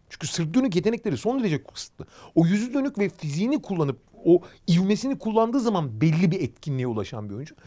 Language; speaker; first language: Turkish; native; Turkish